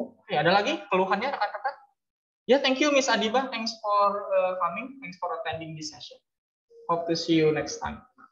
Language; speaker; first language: English; non-native, fluent; Indonesian